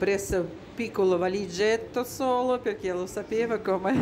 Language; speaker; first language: Italian; non-native, learner; Russian